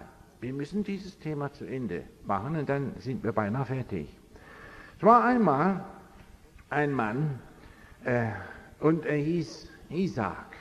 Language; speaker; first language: German; non-native, fluent; English